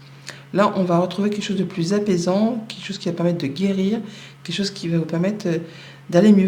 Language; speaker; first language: French; native; French